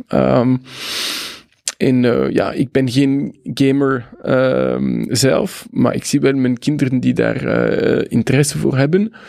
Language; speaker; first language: Dutch; non-native, local second language; French